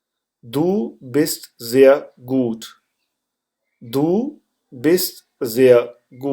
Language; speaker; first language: German; non-native, learner; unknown